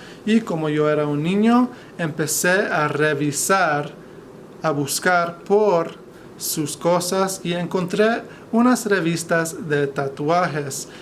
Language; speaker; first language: Spanish; non-native, fluent; English